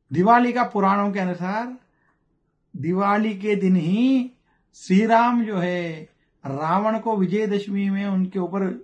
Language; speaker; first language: Hindi; non-native, local second language; Telugu